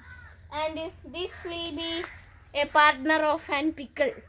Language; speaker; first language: English; non-native, learner; Malayalam